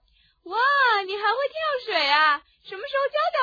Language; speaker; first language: Chinese; native; Chinese